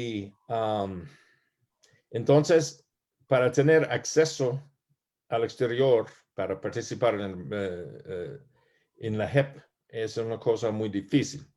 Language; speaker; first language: Spanish; non-native, learner; English